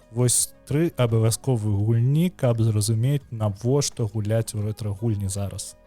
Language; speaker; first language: Belarusian; non-native, local second language; Russian